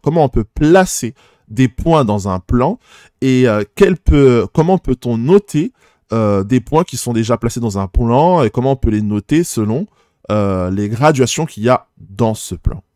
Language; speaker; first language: French; native; French